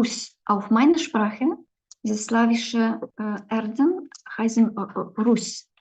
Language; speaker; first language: German; non-native, fluent; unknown